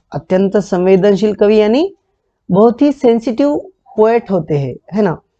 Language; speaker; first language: Hindi; non-native, local second language; Marathi